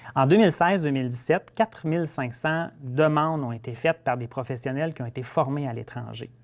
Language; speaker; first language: French; native; French